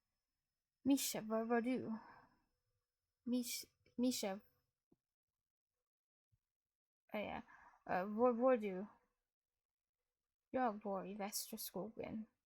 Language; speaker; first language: Swedish; non-native, learner; English